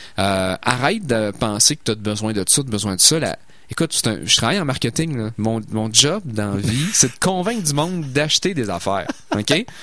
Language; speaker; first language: French; native; French